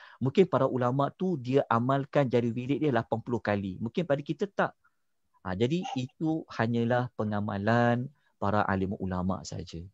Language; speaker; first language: Malay; native; Malay